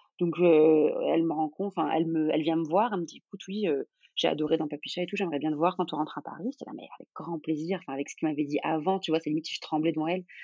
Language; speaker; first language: French; non-native, local second language; Arabic